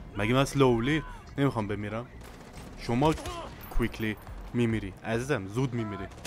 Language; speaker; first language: Persian; early bilingual, heritage; Persian